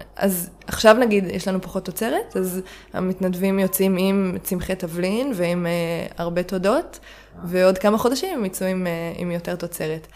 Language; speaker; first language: Hebrew; native; Hebrew